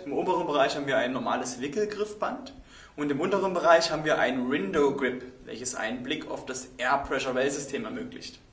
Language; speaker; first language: German; native; German